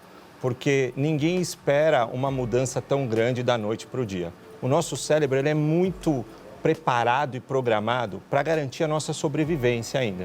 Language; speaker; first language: Portuguese; native; Portuguese